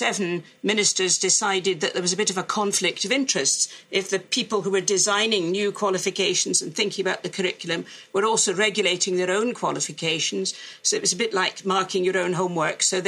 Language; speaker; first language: English; native; English